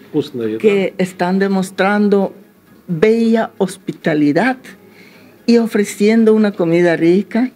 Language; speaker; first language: Spanish; non-native, fluent; Russian